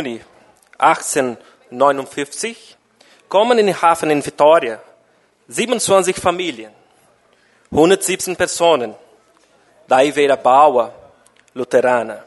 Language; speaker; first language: German; non-native, learner; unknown